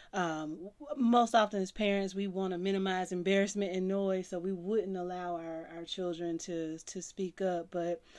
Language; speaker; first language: English; native; English